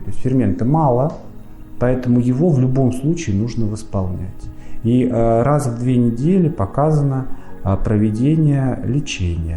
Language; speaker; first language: Russian; native; Russian